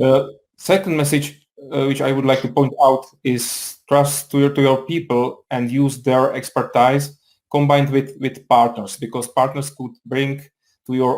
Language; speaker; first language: English; non-native, fluent; Czech